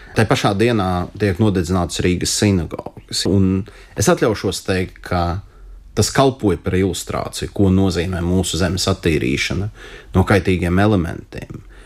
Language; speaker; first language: Latvian; non-native, local second language; Russian